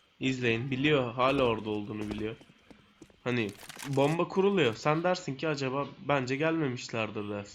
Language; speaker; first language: Turkish; native; Turkish